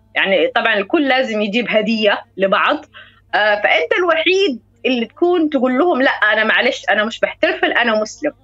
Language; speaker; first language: Arabic; non-native, fluent; Somali